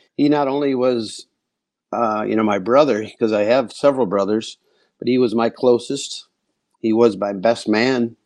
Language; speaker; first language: English; native; English